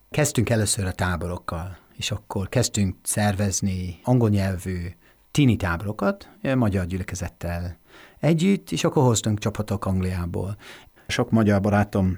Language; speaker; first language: Hungarian; non-native, fluent; English